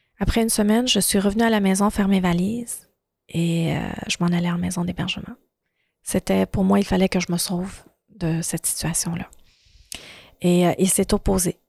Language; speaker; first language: French; early bilingual, other home language; Arabic